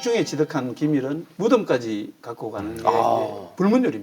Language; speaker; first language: Korean; native; Korean